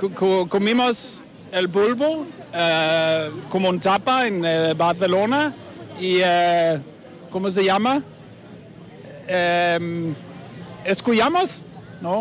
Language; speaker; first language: Spanish; non-native, learner; Danish